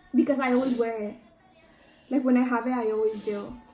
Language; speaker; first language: English; early bilingual, other home language; Spanish